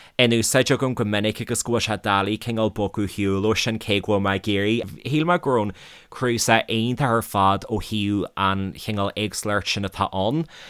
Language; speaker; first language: Irish; native; Irish